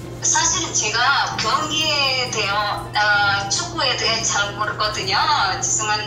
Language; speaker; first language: Korean; non-native, fluent; Indonesian